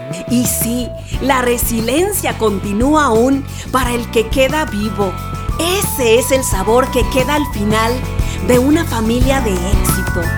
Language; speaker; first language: Spanish; native; Spanish